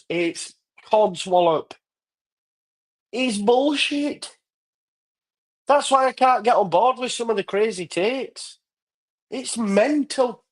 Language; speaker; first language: English; native; English